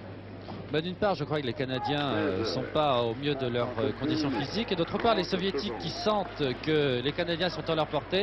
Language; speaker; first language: French; native; French